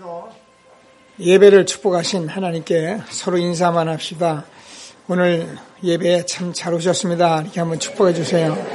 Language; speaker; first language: Korean; native; Korean